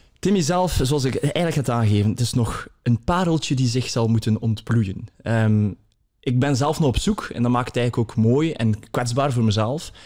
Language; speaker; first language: Dutch; native; Dutch